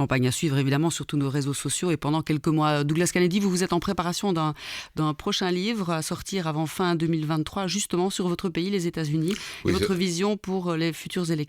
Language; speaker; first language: French; native; French